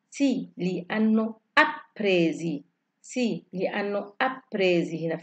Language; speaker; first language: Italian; non-native, fluent; Arabic